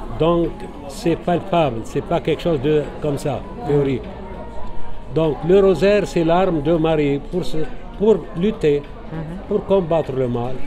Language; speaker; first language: French; non-native, local second language; Arabic